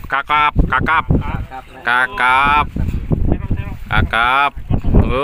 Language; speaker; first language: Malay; non-native, local second language; Javanese